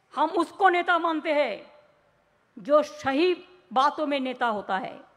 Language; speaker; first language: Hindi; non-native, local second language; Bangla